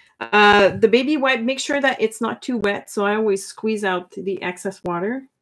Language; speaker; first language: English; non-native, fluent; French